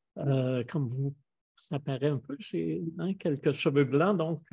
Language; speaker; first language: French; native; French